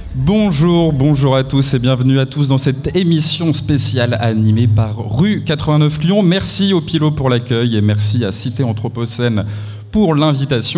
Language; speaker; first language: French; native; French